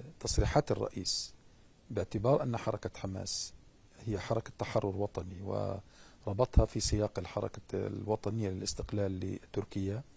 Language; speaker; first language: Arabic; native; Arabic